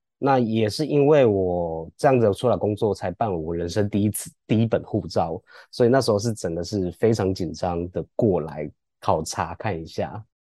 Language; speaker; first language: Chinese; native; Chinese